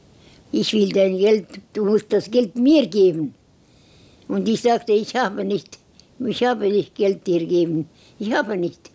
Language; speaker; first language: German; non-native, learner; Estonian